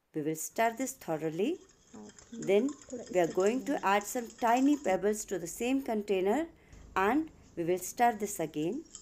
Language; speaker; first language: English; non-native, local second language; Hindi